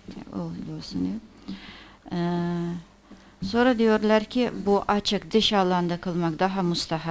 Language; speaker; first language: Turkish; non-native, fluent; Persian